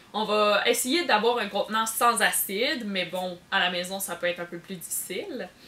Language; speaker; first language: French; native; French